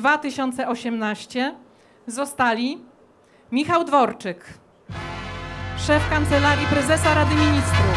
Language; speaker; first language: Polish; native; Polish